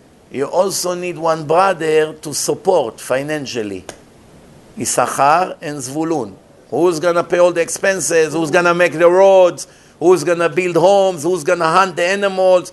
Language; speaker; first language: English; non-native, fluent; Hebrew